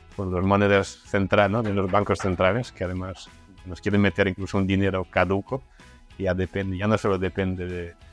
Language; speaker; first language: Spanish; non-native, fluent; Russian